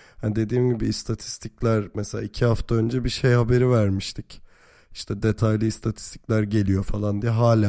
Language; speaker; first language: Turkish; native; Turkish